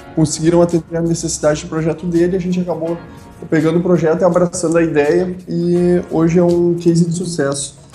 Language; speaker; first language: Portuguese; native; Portuguese